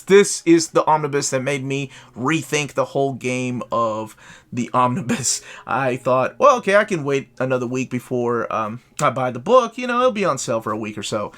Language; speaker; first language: English; native; English